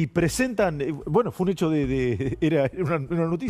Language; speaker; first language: Spanish; native; Spanish